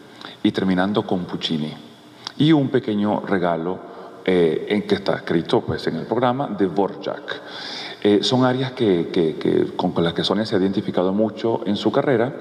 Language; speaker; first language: Spanish; native; Spanish